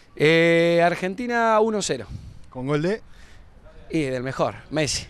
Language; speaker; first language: Spanish; native; Spanish